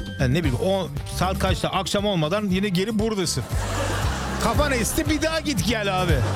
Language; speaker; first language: Turkish; early bilingual, heritage; Turkish